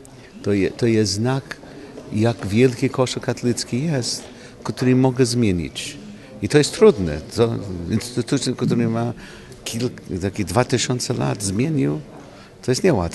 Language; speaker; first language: Polish; non-native, learner; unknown